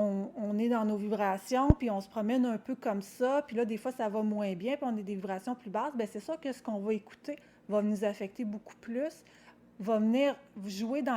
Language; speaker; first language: French; native; French